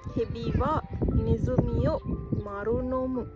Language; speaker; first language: Japanese; non-native, fluent; Sinhala